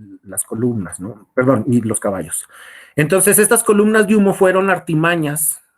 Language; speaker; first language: Spanish; native; Spanish